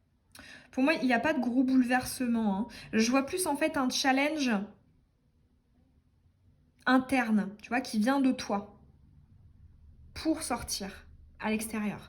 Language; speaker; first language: French; native; French